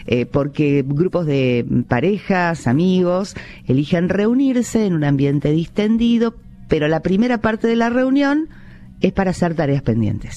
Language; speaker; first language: Spanish; native; Spanish